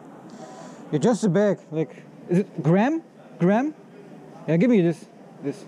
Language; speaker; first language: English; non-native, fluent; German